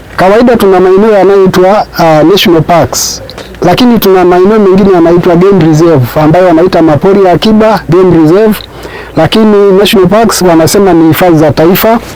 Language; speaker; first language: Swahili; non-native, local second language; Masai